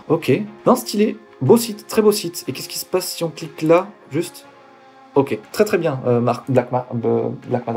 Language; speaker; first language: French; native; French